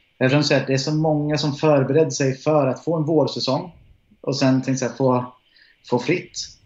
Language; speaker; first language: Swedish; native; Swedish